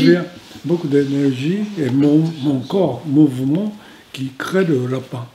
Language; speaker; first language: French; non-native, fluent; Japanese